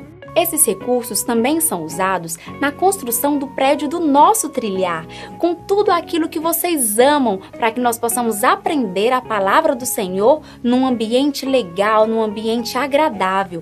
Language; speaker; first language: Portuguese; native; Portuguese